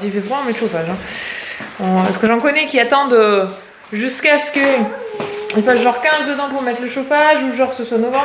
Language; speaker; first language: French; native; French